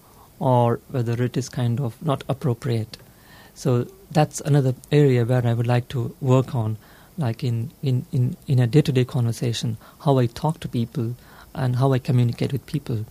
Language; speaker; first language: English; non-native, local second language; Tamil